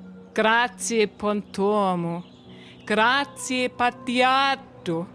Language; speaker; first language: Italian; non-native, learner; German